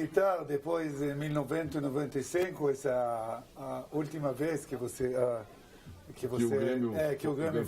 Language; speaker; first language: Portuguese; non-native, learner; Hebrew